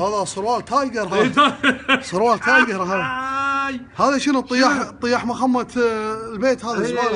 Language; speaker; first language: Arabic; native; Arabic